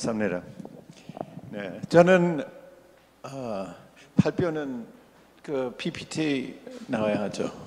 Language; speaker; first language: Korean; non-native, local second language; English